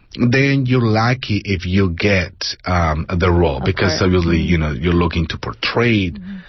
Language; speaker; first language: English; non-native, fluent; Spanish